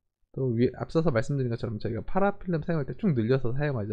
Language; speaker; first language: Korean; native; Korean